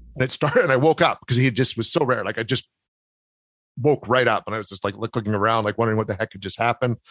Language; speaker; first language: English; native; English